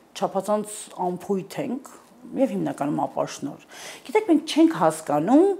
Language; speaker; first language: Armenian; native; Armenian